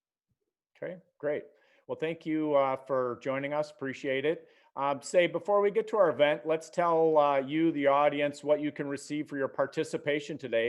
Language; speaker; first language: English; native; English